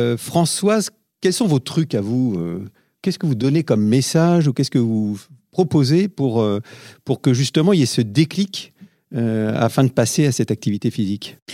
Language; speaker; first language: French; native; French